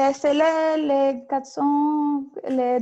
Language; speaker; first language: French; non-native, learner; Spanish